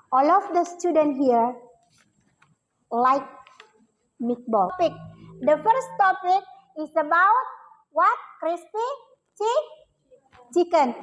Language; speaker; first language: English; non-native, learner; Indonesian